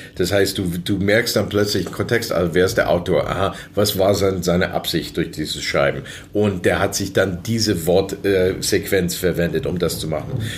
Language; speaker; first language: German; early bilingual, other home language; English